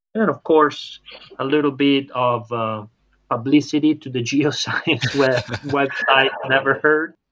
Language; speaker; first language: English; non-native, fluent; Italian